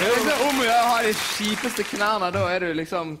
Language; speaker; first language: Norwegian; native; Norwegian